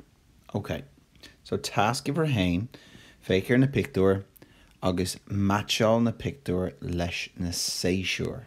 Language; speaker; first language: Irish; non-native, local second language; English